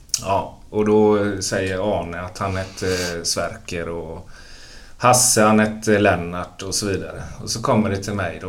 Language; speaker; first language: Swedish; native; Swedish